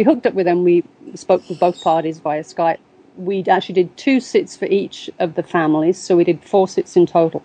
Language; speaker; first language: English; native; English